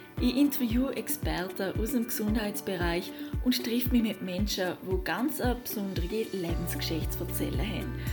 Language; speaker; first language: German; native; German